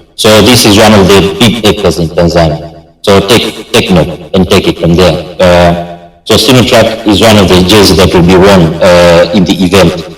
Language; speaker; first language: English; non-native, local second language; Swahili